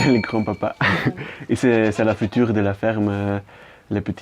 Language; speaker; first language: French; non-native, learner; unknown